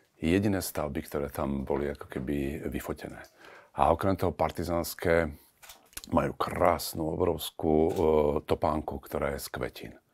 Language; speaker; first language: Slovak; native; Slovak